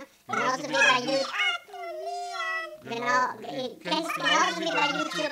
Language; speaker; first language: German; native; German